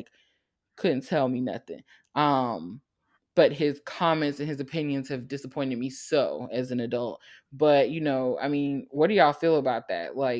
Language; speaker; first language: English; native; English